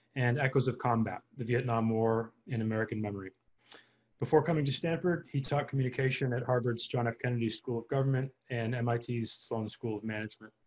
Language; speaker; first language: English; native; English